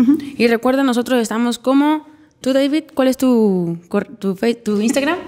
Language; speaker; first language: Spanish; native; Spanish